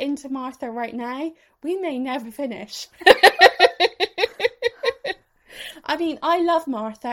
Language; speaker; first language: English; native; English